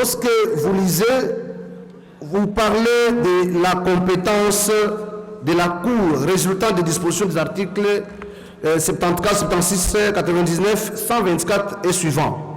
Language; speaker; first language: French; native; French